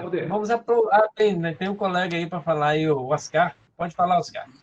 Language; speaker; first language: Portuguese; native; Portuguese